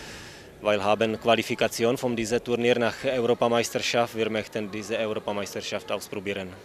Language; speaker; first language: German; non-native, learner; Czech